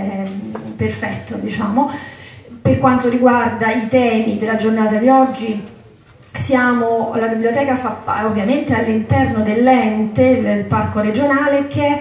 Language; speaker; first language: Italian; native; Italian